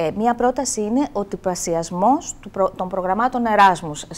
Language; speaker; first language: Greek; native; Greek